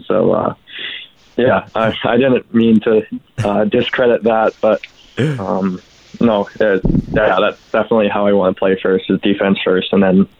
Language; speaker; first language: English; native; English